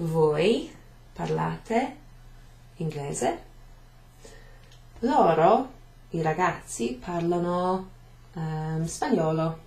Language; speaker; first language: Italian; non-native, fluent; English